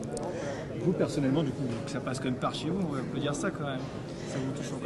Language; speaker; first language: French; native; French